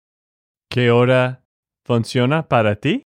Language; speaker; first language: Spanish; non-native, fluent; English